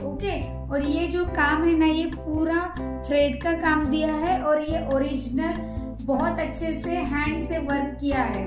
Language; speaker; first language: Hindi; non-native, local second language; Marathi